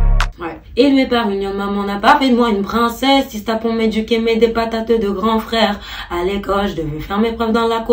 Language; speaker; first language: French; native; French